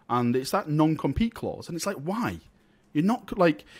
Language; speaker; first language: English; native; English